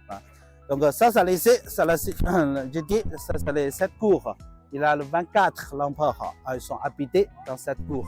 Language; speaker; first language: French; non-native, learner; Chinese